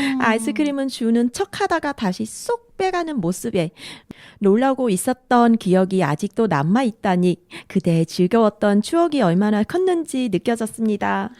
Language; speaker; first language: Korean; non-native, fluent; Vietnamese